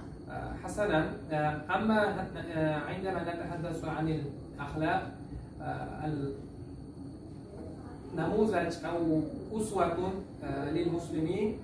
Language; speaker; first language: Arabic; non-native, learner; Uzbek